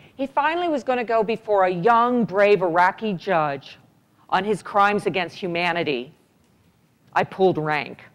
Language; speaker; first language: English; native; English